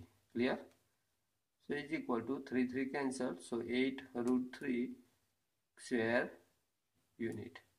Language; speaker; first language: English; non-native, local second language; Gujarati